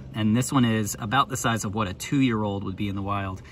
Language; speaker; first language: English; native; English